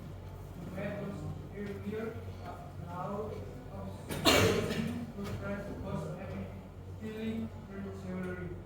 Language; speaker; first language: English; non-native, learner; Indonesian